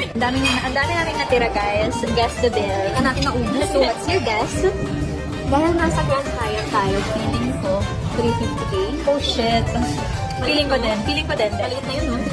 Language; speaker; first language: Filipino; native; Filipino